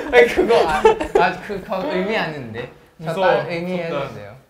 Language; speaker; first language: Korean; non-native, fluent; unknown